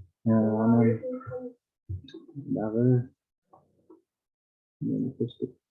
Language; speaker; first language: Kyrgyz; native; Kyrgyz